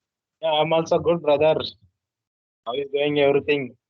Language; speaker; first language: English; non-native, learner; Telugu